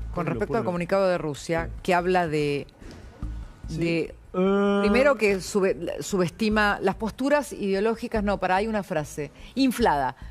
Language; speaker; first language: Spanish; native; Spanish